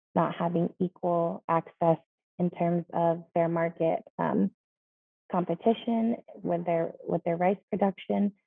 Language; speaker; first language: English; native; English